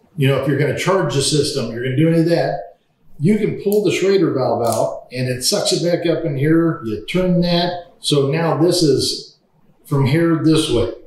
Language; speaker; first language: English; native; English